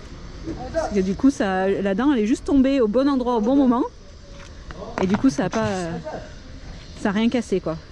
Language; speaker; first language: French; native; French